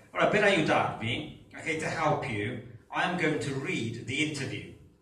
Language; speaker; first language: English; non-native, fluent; Italian